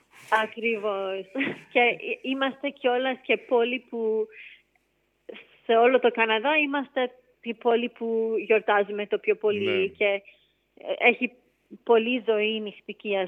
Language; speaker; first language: Greek; early bilingual, heritage; English